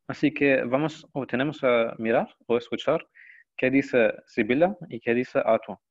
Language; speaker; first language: Spanish; non-native, learner; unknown